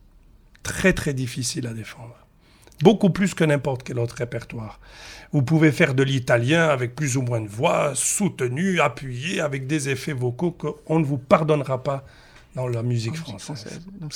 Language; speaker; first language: French; native; French